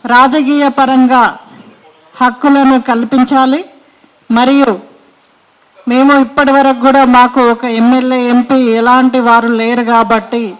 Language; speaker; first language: Telugu; native; Telugu